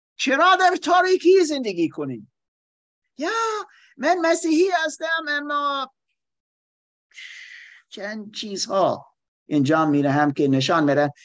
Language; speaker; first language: Persian; non-native, learner; German